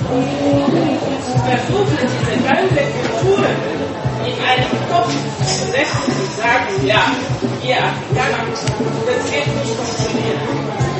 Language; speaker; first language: German; non-native, fluent; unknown